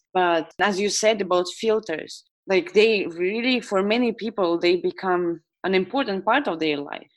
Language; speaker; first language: English; non-native, fluent; Estonian